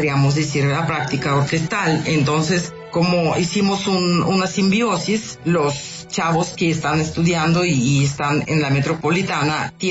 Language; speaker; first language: Spanish; non-native, fluent; Russian